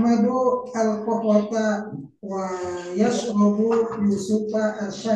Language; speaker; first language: Arabic; non-native, learner; Indonesian